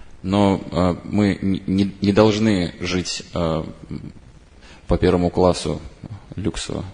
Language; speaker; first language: Russian; native; Russian